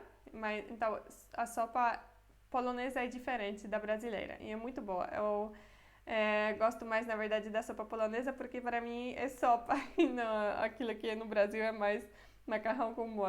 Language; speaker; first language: Portuguese; non-native, fluent; Polish